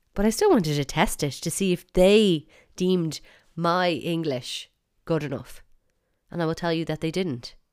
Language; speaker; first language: English; native; English